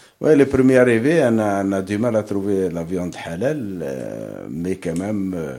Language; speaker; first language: French; non-native, local second language; Arabic